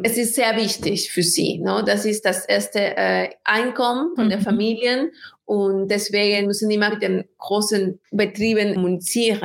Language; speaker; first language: German; non-native, fluent; Spanish